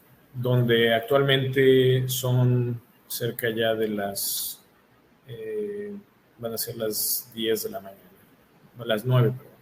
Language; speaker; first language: Spanish; native; Spanish